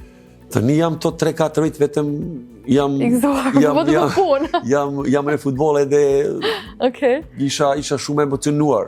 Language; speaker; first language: Albanian; non-native, learner; Serbian